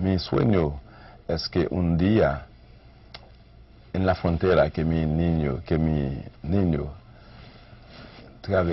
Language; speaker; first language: Spanish; non-native, learner; Haitian Creole